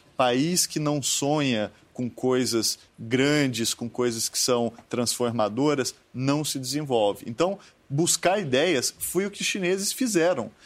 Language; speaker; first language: Portuguese; native; Portuguese